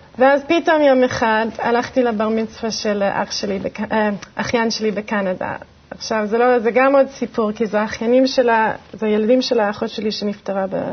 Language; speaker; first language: Hebrew; early bilingual, other home language; English